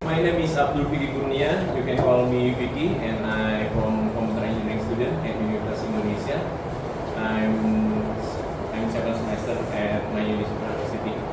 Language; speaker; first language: English; non-native, learner; Indonesian